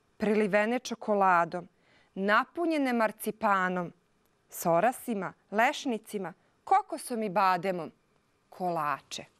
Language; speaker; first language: Serbian; non-native, local second language; Hungarian